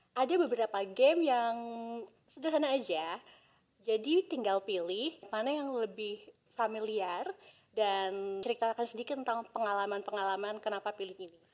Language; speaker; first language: Indonesian; native; Indonesian